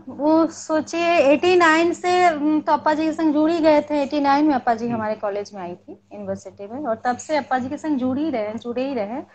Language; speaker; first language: Hindi; non-native, local second language; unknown